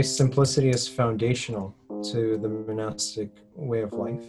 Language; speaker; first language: English; native; English